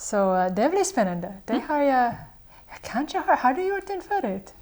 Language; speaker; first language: Swedish; non-native, fluent; English